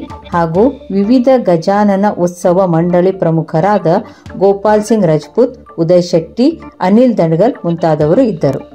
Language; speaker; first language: Kannada; native; Kannada